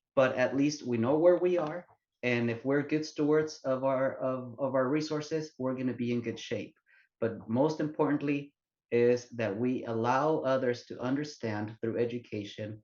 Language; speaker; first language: English; non-native, fluent; Spanish